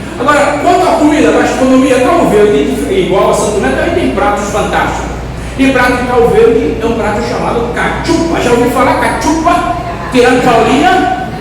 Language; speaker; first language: Portuguese; native; Portuguese